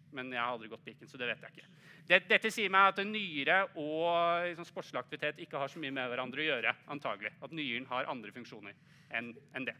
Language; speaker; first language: Norwegian; native; Norwegian